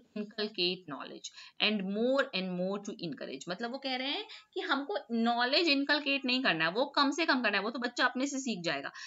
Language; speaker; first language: Hindi; native; Hindi